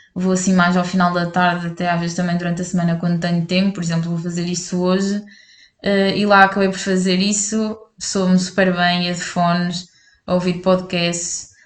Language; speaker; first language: Portuguese; native; Portuguese